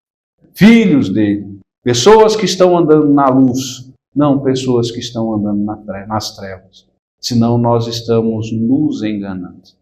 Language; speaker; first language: Portuguese; native; Portuguese